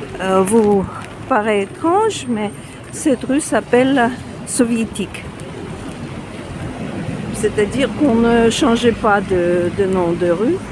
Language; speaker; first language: French; non-native, fluent; Russian